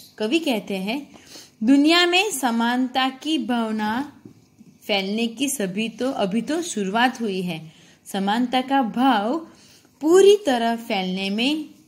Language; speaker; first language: Hindi; non-native, local second language; Gujarati